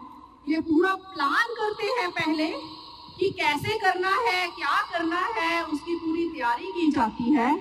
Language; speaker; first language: Hindi; native; Hindi